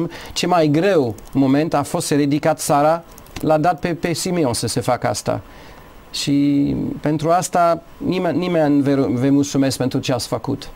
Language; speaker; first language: Romanian; non-native, learner; English